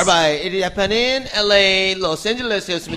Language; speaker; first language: Korean; native; Korean